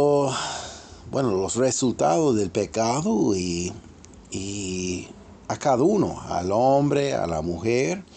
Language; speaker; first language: Spanish; non-native, fluent; English